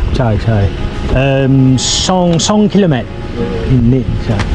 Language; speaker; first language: Thai; non-native, learner; English